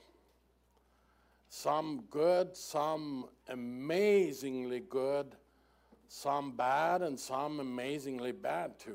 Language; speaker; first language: English; non-native, fluent; German